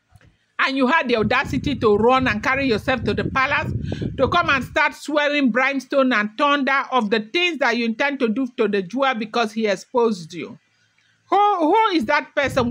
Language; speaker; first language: English; non-native, local second language; Yoruba